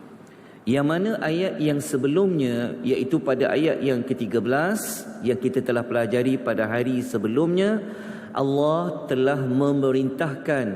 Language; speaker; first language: Malay; native; Malay